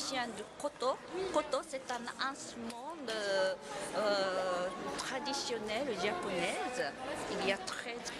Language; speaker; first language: French; non-native, learner; Japanese